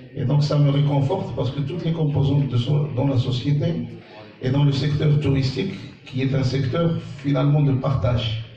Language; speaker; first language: French; non-native, local second language; Arabic